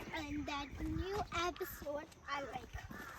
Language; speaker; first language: English; non-native, learner; Tibetan